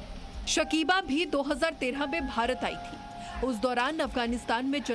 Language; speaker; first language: Hindi; native; Hindi